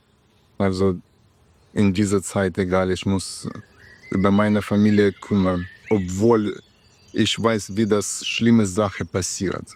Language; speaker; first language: German; non-native, learner; Russian